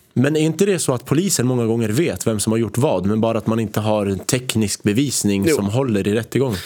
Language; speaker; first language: Swedish; early bilingual, other home language; Arabic